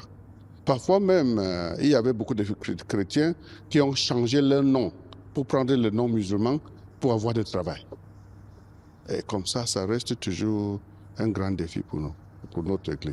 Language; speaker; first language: French; non-native, local second language; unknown